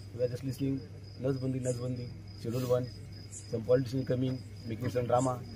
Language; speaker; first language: English; non-native, local second language; Marathi